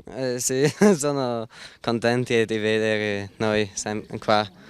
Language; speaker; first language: Italian; non-native, local second language; German